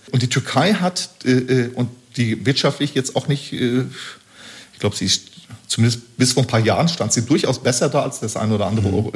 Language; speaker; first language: German; early bilingual, other home language; Turkish